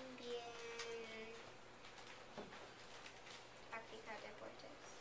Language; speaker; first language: Spanish; non-native, learner; English